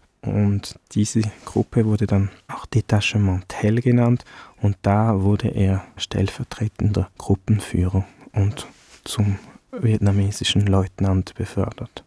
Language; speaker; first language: German; early bilingual, other home language; Vietnamese